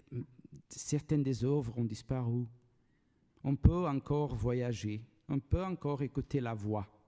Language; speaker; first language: French; non-native, learner; Portuguese